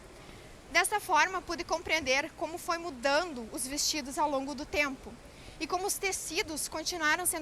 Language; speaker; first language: Portuguese; native; Portuguese